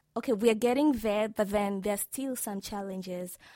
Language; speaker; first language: English; non-native, local second language; Swahili